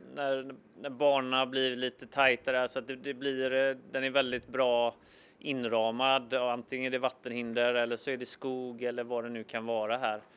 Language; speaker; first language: Swedish; native; Swedish